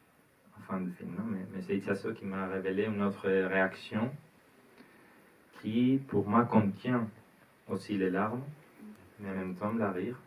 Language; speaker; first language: French; non-native, learner; Spanish